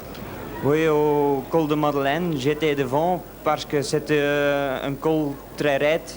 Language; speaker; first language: French; non-native, local second language; Dutch